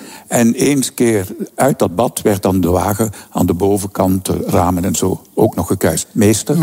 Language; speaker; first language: Dutch; native; Dutch